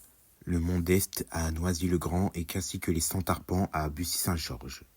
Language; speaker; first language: French; native; French